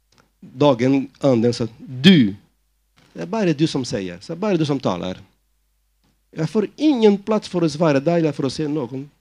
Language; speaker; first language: Swedish; non-native, fluent; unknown